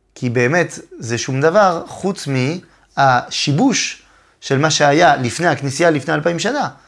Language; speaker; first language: Hebrew; non-native, fluent; French